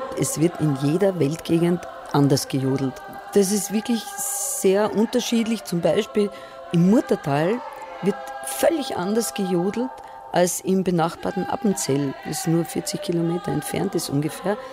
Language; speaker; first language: German; native; German